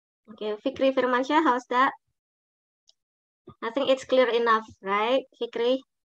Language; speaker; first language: English; non-native, fluent; Indonesian